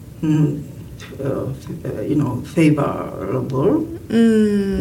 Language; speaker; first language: English; non-native, learner; Japanese